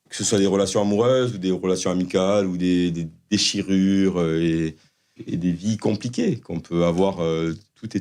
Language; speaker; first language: French; native; French